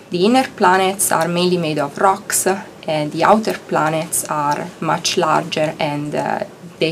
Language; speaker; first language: English; non-native, fluent; Italian